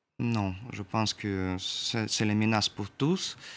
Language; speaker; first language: French; non-native, learner; Russian